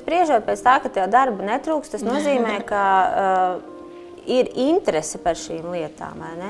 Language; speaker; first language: Latvian; native; Latvian